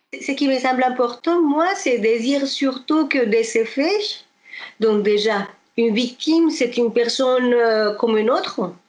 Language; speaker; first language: French; non-native, fluent; Spanish